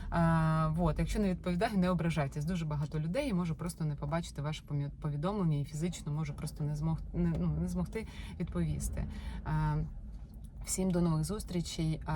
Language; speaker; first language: Ukrainian; non-native, local second language; Russian